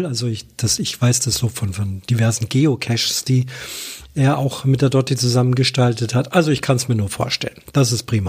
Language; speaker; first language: German; native; German